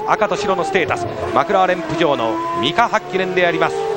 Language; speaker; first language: Japanese; native; Japanese